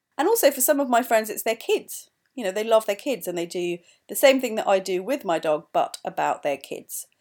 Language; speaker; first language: English; native; English